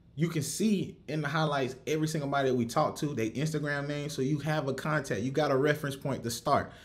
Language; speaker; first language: English; native; English